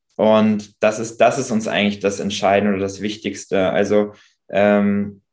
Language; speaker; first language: German; native; German